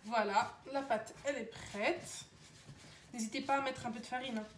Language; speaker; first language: French; non-native, local second language; Arabic